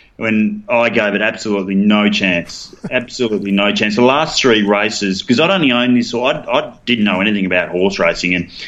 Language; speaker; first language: English; native; English